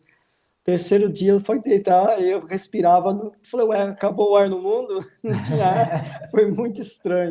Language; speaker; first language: Portuguese; native; Portuguese